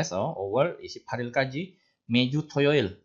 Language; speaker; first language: Korean; non-native, fluent; Indonesian